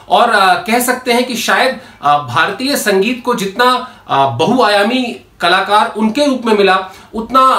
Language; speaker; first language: Hindi; native; Hindi